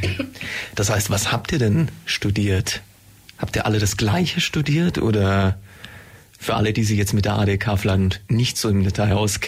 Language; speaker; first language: German; native; German